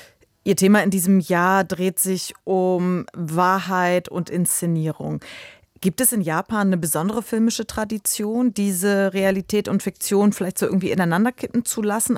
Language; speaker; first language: German; native; German